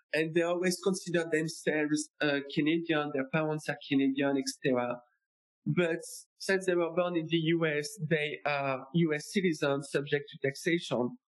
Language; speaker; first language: English; non-native, fluent; French